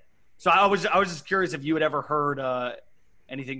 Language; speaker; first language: English; native; English